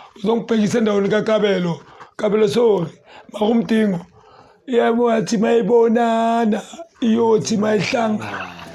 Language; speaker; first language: Zulu; native; Zulu